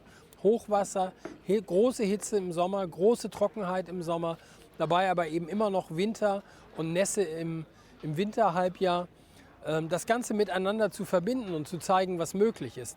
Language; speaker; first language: German; native; German